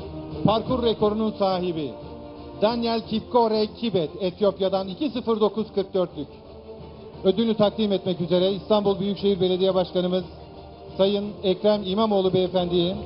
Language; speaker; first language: Turkish; native; Turkish